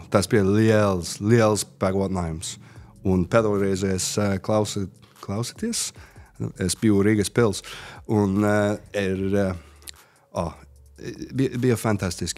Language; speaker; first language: Latvian; non-native, learner; English